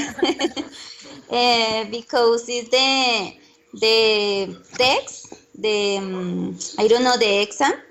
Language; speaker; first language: English; non-native, learner; Spanish